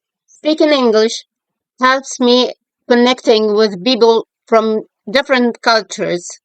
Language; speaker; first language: English; non-native, fluent; Arabic